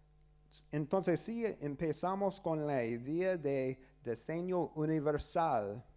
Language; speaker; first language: Spanish; non-native, learner; English